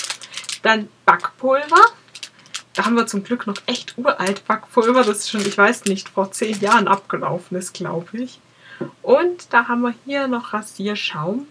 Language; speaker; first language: German; native; German